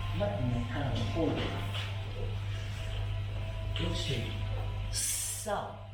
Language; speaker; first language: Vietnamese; non-native, learner; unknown